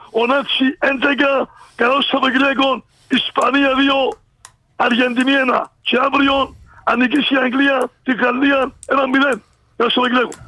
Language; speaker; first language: Greek; native; Greek